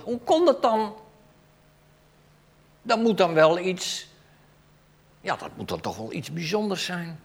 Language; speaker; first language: Dutch; native; Dutch